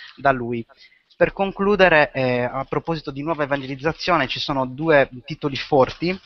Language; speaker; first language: Italian; native; Italian